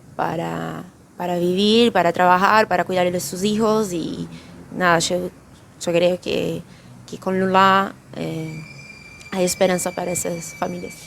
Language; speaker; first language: Spanish; non-native, fluent; Portuguese